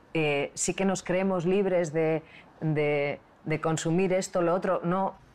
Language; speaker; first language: Spanish; non-native, local second language; Basque